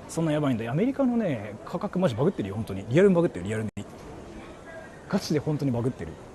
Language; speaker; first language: Japanese; native; Japanese